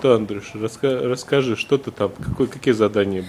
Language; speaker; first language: Russian; native; Russian